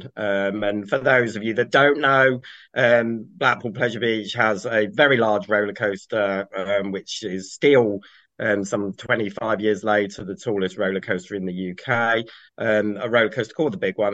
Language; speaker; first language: English; native; English